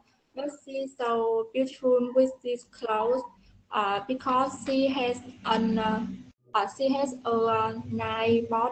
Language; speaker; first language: English; non-native, learner; Vietnamese